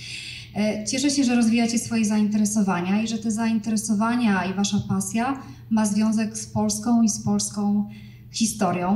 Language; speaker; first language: Polish; native; Polish